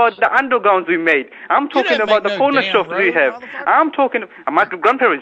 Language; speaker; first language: English; non-native, local second language; Bangla